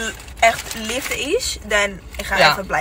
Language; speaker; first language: Dutch; non-native, learner; Italian